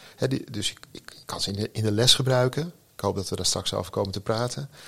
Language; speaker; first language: Dutch; native; Dutch